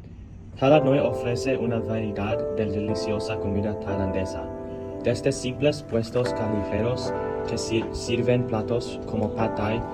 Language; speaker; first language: Spanish; non-native, learner; Thai